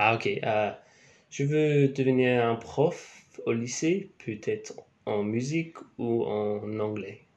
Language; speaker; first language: French; non-native, learner; English